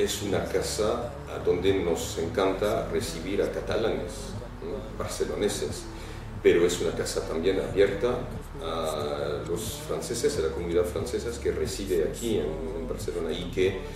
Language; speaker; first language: Spanish; non-native, fluent; French